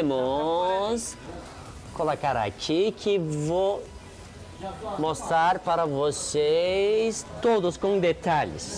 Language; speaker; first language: Portuguese; non-native, learner; Turkish